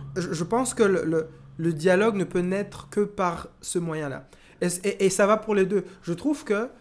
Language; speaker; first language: French; non-native, local second language; Kinyarwanda